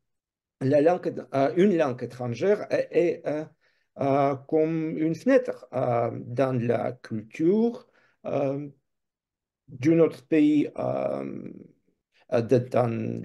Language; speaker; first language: French; non-native, fluent; Russian